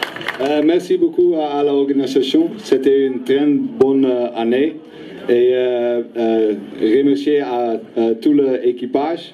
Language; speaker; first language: French; non-native, learner; Dutch